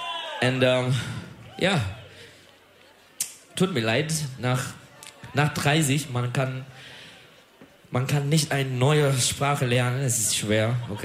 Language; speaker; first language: German; non-native, learner; Turkish